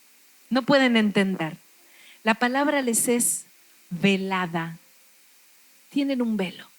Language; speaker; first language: Spanish; native; Spanish